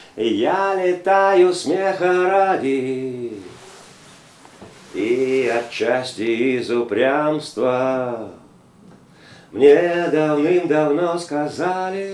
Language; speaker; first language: Russian; native; Russian